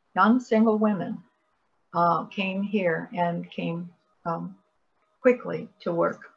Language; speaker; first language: English; native; English